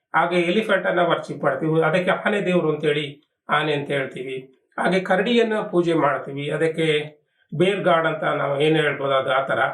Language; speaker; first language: Kannada; non-native, local second language; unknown